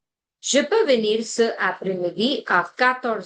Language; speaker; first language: French; non-native, fluent; Hindi